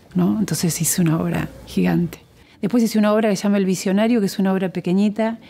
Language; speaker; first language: Spanish; native; Spanish